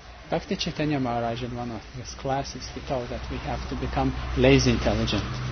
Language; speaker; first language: English; non-native, fluent; Lithuanian